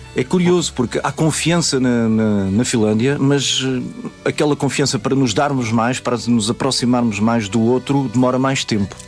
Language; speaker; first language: Portuguese; native; Portuguese